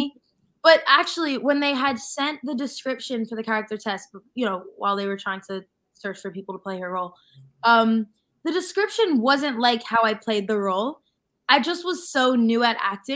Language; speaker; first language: English; native; English